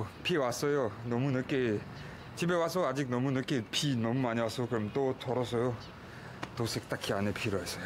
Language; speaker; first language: Korean; non-native, learner; French